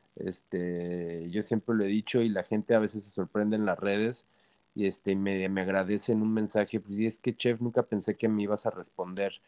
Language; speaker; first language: Spanish; native; Spanish